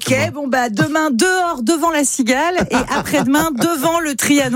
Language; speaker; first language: French; native; French